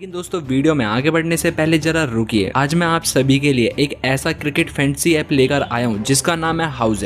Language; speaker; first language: Hindi; native; Hindi